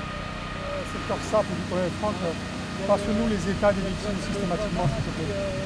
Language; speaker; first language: French; native; French